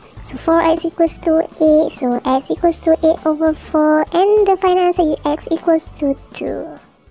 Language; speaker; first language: English; non-native, local second language; Malay